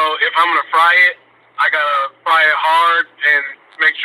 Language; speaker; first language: English; native; English